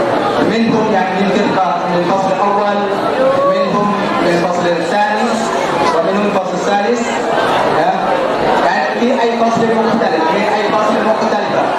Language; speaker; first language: Arabic; non-native, fluent; Indonesian